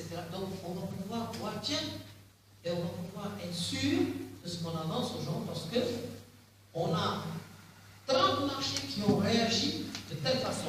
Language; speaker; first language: French; non-native, local second language; Arabic